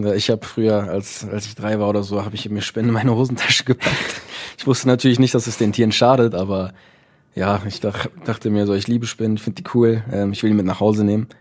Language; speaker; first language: German; early bilingual, other home language; Dutch